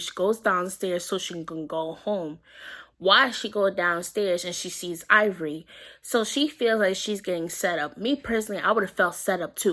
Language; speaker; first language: English; native; English